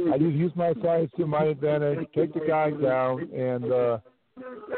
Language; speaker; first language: English; native; English